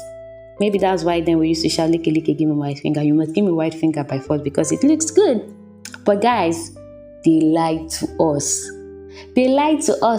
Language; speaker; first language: English; non-native, local second language; Yoruba